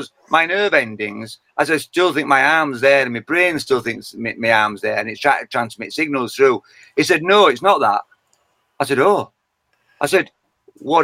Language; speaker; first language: English; native; English